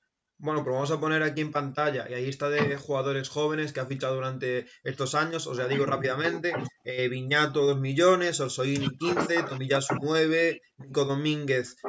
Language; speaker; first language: Spanish; native; Spanish